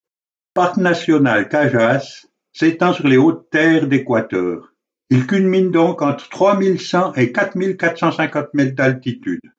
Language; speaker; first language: French; native; French